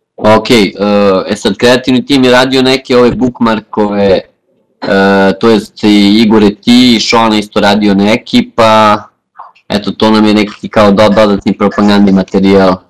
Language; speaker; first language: Serbian; native; Serbian